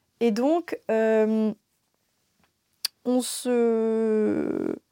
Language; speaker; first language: French; native; French